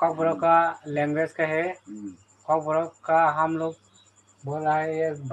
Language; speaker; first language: Hindi; non-native, local second language; Kok Borok